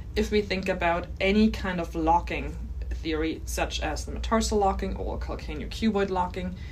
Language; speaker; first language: English; non-native, fluent; German